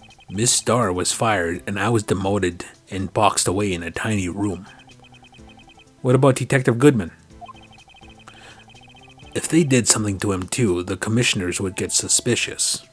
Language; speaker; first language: English; native; English